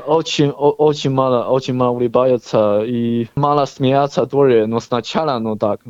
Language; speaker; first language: Russian; non-native, learner; Chinese